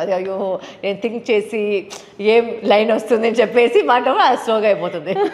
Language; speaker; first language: Telugu; non-native, local second language; Tamil